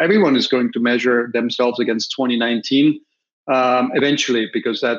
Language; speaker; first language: English; non-native, fluent; German